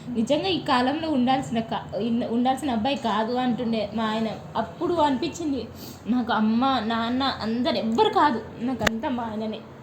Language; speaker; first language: Telugu; native; Telugu